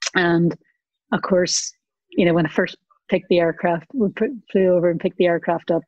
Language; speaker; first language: English; native; English